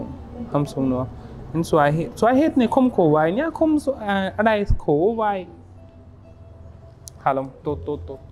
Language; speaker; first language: Vietnamese; non-native, learner; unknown